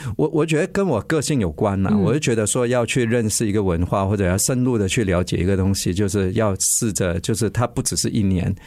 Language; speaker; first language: Chinese; native; Chinese